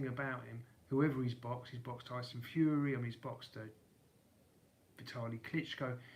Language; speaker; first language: English; native; English